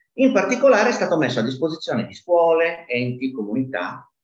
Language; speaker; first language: Italian; native; Italian